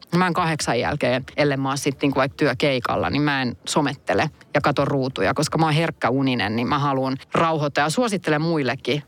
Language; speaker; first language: Finnish; native; Finnish